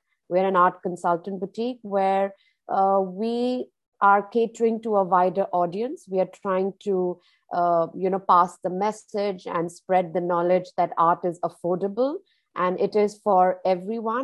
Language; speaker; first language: English; non-native, local second language; Hindi